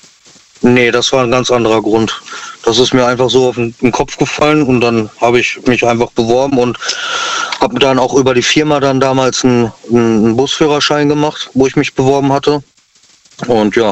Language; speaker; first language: German; native; German